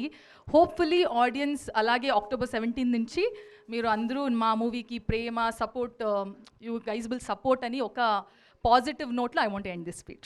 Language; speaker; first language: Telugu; non-native, fluent; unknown